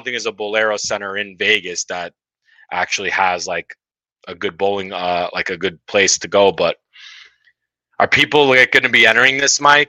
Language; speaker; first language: English; native; English